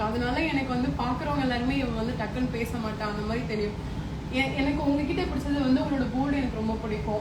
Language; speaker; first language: Tamil; native; Tamil